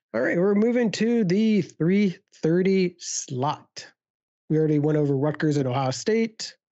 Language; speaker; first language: English; native; English